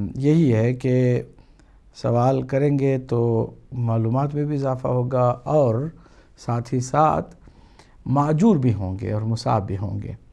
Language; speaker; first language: Urdu; native; Urdu